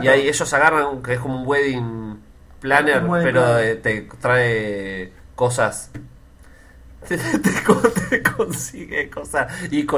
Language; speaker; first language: Spanish; native; Spanish